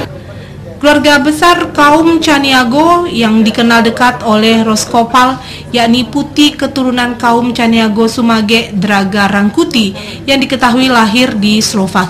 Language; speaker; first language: Indonesian; native; Indonesian